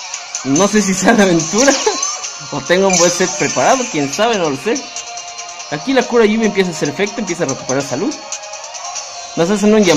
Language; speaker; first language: Spanish; native; Spanish